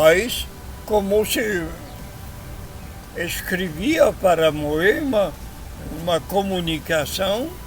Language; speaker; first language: Portuguese; non-native, learner; Spanish